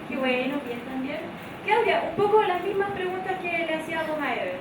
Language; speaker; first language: Spanish; native; Spanish